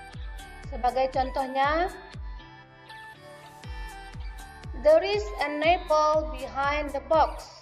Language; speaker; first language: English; non-native, fluent; Indonesian